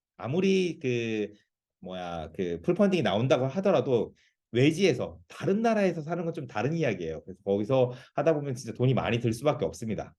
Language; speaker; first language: Korean; native; Korean